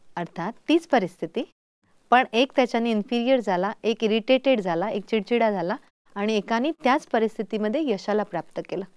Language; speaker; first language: Marathi; native; Marathi